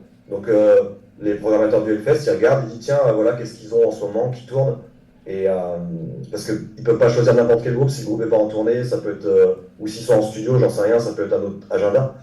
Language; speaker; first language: French; native; French